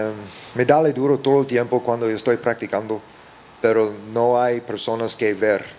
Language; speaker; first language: Spanish; early bilingual, heritage; English